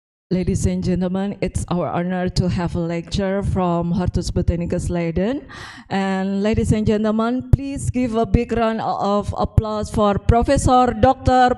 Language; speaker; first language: English; non-native, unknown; Indonesian